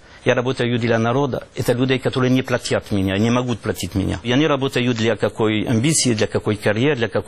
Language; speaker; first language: Russian; non-native, learner; French